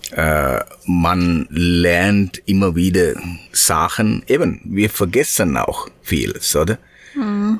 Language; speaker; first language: German; non-native, fluent; Sinhala